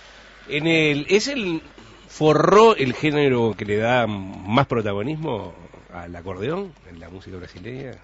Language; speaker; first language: Spanish; native; Spanish